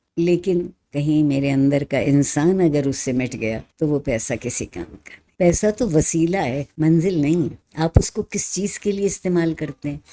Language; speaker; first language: Urdu; native; Urdu